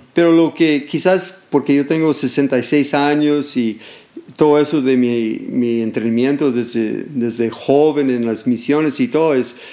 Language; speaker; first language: Spanish; non-native, fluent; English